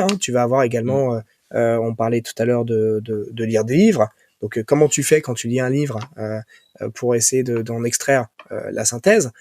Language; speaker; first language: French; native; French